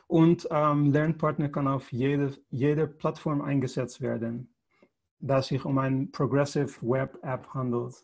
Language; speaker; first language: German; non-native, fluent; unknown